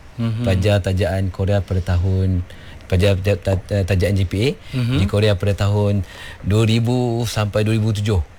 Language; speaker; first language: Malay; native; Malay